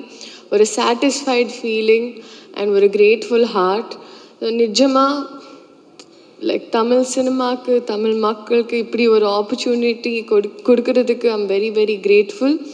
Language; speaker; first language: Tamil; non-native, fluent; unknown